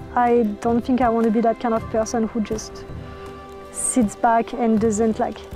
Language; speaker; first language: English; non-native, fluent; French